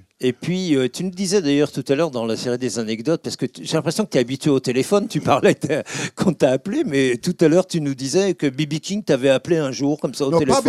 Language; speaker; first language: French; native; French